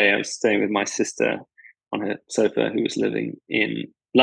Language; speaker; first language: English; native; English